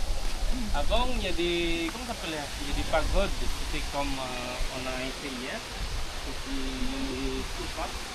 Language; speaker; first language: French; non-native, learner; Balinese